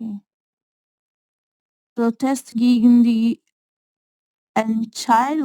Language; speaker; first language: German; non-native, learner; Punjabi